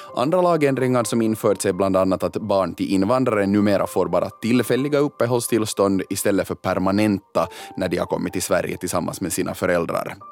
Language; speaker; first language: Swedish; native; Swedish